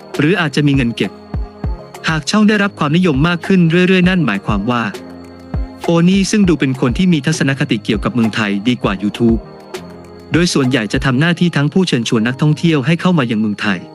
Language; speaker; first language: Thai; native; Thai